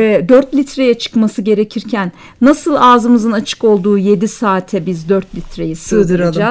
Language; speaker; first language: Turkish; native; Turkish